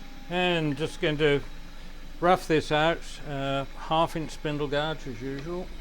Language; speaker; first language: English; native; English